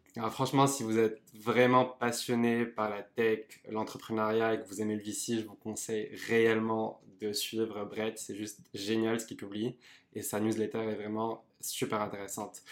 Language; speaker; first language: French; native; French